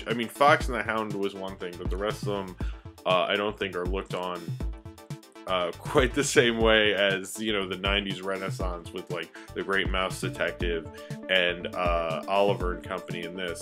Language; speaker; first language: English; native; English